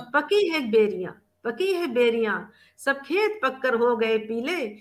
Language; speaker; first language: Hindi; native; Hindi